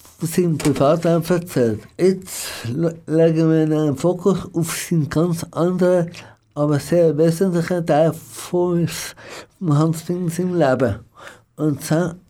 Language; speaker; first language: German; native; German